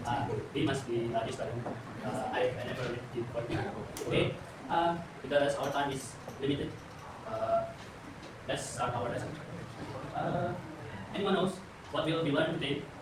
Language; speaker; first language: English; non-native, learner; Indonesian